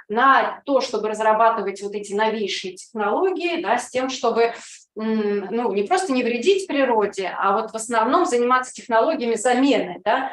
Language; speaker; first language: Russian; native; Russian